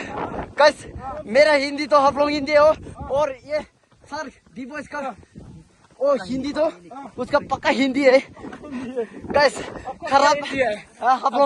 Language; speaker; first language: Hindi; non-native, local second language; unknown